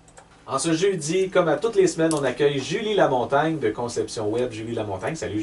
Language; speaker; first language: French; native; French